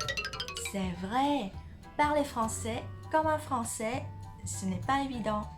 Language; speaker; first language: French; non-native, fluent; Vietnamese